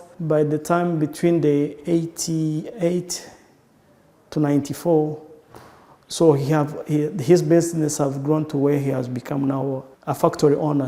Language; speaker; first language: English; non-native, local second language; Kinyarwanda